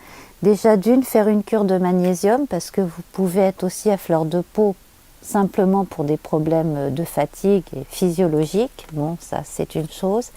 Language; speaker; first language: French; native; French